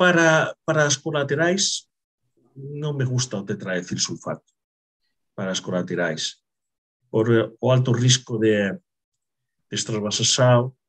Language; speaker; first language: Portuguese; non-native, learner; Spanish